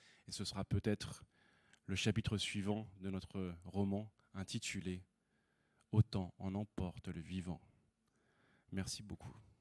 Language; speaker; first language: French; native; French